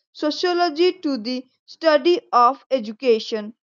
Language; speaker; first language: English; non-native, local second language; Odia